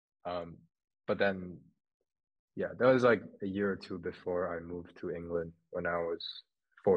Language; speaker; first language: English; non-native, local second language; Cantonese